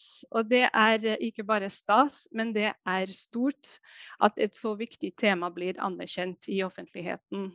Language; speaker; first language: Norwegian; non-native, fluent; Bosnian